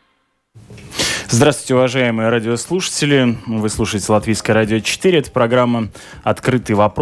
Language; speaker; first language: Russian; native; Russian